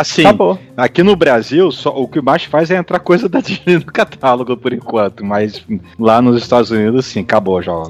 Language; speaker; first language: Portuguese; native; Portuguese